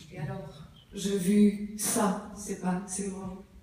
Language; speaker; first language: French; non-native, learner; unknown